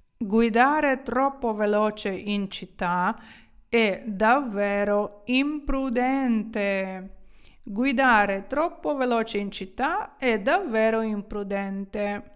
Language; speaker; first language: Italian; non-native, fluent; Ukrainian